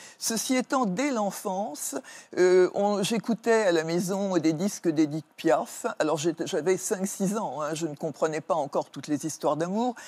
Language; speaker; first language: French; native; French